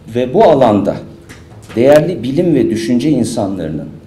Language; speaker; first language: Turkish; native; Turkish